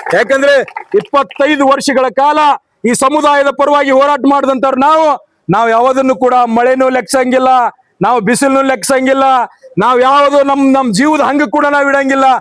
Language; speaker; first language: Kannada; non-native, local second language; Urdu